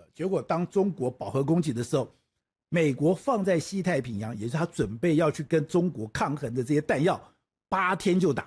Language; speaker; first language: Chinese; native; Chinese